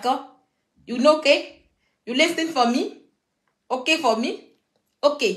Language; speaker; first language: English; non-native, learner; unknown